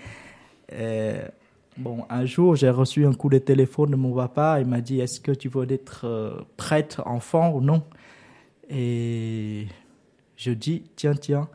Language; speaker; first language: French; non-native, learner; Vietnamese